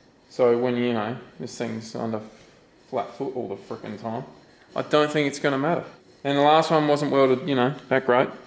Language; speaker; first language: English; native; English